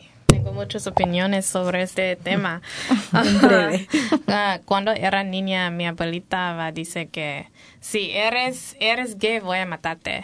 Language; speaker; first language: Spanish; non-native, learner; English